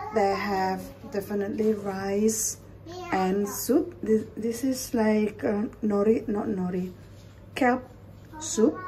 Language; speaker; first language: English; non-native, fluent; Indonesian